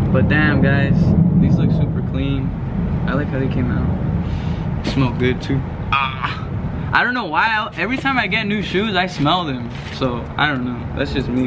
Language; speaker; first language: English; early bilingual, other home language; Spanish